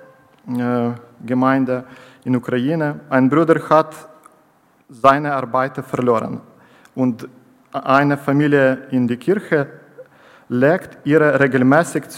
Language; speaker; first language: German; non-native, learner; Ukrainian